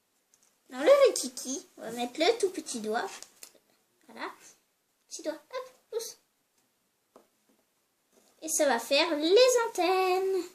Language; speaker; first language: French; native; French